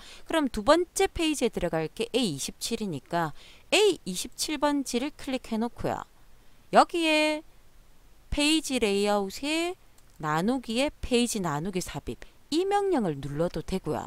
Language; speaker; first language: Korean; native; Korean